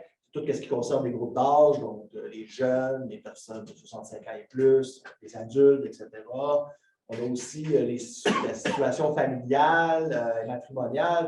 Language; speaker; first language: French; native; French